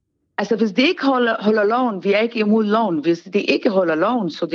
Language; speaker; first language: Danish; non-native, learner; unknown